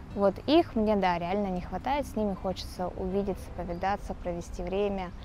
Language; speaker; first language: Russian; native; Russian